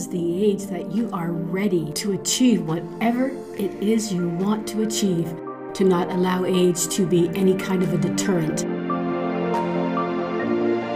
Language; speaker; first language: English; native; English